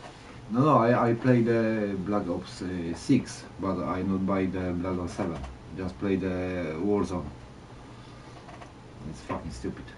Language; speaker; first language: English; non-native, learner; Polish